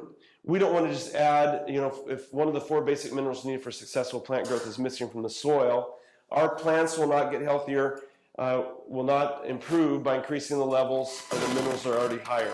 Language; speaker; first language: English; native; English